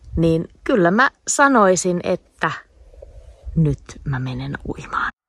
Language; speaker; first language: Finnish; native; Finnish